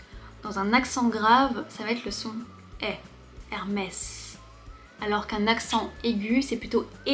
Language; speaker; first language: French; native; French